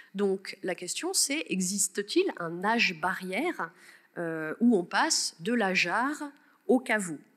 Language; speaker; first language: French; native; French